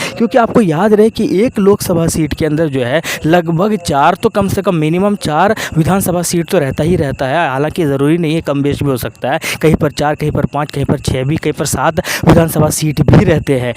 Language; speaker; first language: Hindi; native; Hindi